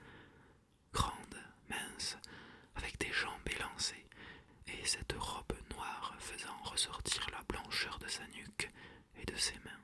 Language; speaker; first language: French; native; French